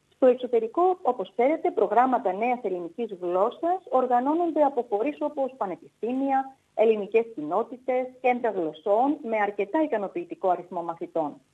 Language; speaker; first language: Greek; native; Greek